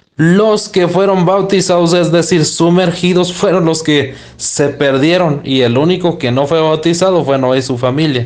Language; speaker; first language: Spanish; native; Spanish